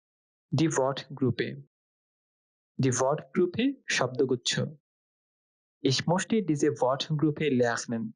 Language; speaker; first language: German; non-native, fluent; Bangla